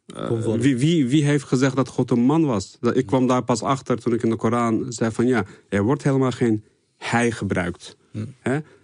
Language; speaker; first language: Dutch; early bilingual, other home language; Turkish